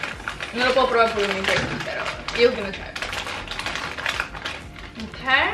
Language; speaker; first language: Spanish; early bilingual, heritage; Spanish